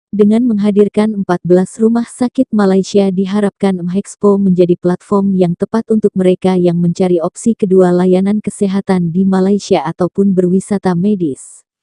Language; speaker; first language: Indonesian; native; Indonesian